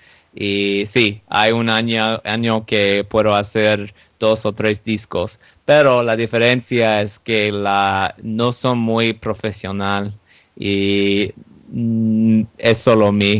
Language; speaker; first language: Spanish; non-native, learner; English